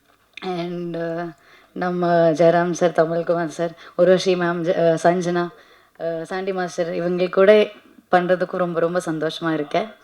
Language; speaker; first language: Tamil; non-native, learner; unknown